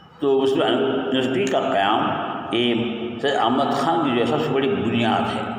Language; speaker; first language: Urdu; native; Urdu